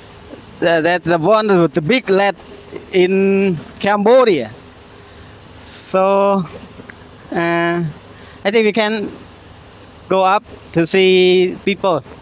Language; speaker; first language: English; non-native, learner; Khmer